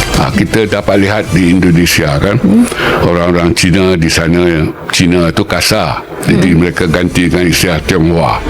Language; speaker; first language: Malay; native; Malay